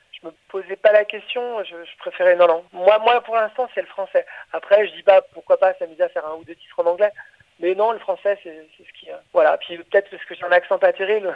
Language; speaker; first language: French; native; French